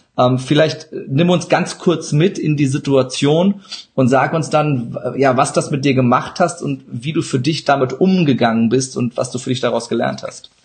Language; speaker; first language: German; early bilingual, other home language; Turkish